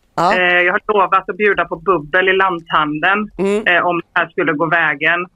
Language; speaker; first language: Swedish; native; Swedish